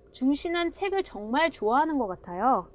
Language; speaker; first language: Korean; native; Korean